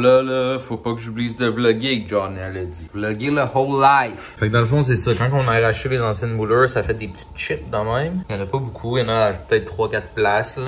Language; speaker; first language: French; native; French